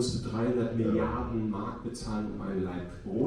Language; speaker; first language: German; native; German